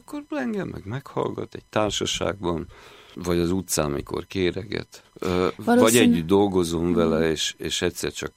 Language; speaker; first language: Hungarian; native; Hungarian